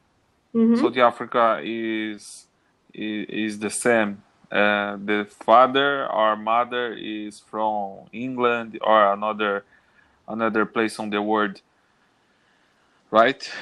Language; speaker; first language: English; non-native, learner; Portuguese